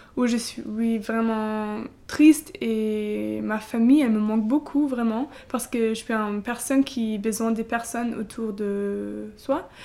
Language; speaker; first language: French; non-native, learner; German